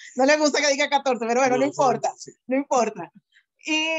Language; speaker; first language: Spanish; native; Spanish